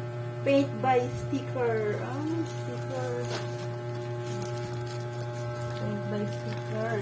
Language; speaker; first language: English; non-native, local second language; Filipino